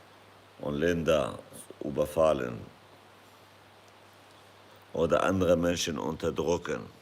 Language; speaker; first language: German; non-native, fluent; Kurdish